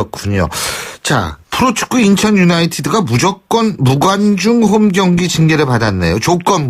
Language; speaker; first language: Korean; native; Korean